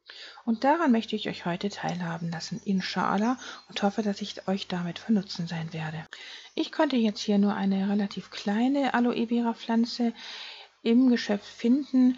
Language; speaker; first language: German; native; German